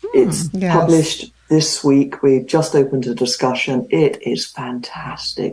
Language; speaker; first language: English; native; English